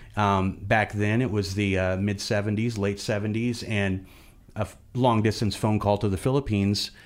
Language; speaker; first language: English; native; English